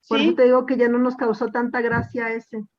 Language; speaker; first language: Spanish; native; Spanish